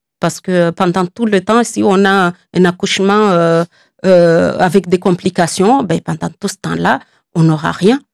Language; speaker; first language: French; non-native, local second language; Comorian